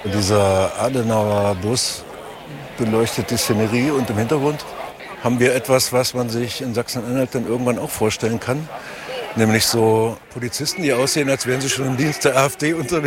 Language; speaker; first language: German; native; German